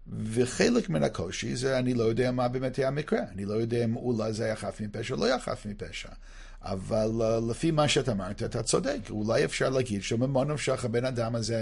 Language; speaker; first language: Hebrew; non-native, fluent; English